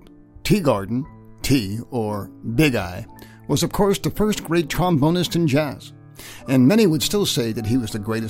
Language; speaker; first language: English; native; English